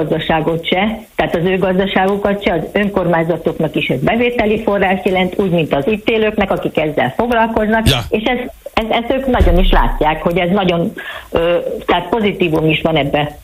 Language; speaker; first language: Hungarian; native; Hungarian